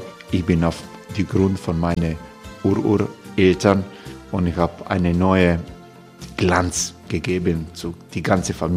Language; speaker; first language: German; non-native, learner; Croatian